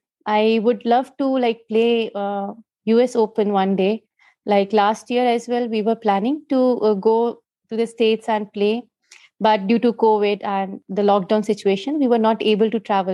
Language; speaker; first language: English; non-native, local second language; Hindi